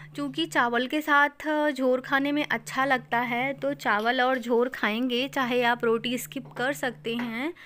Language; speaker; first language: Hindi; native; Hindi